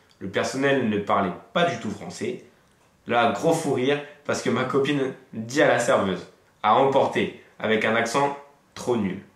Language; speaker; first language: French; native; French